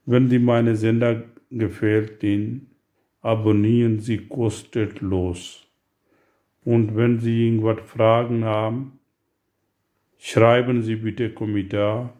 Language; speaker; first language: German; non-native, learner; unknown